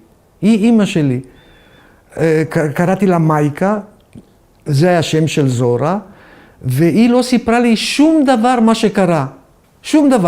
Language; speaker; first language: Hebrew; early bilingual, other home language; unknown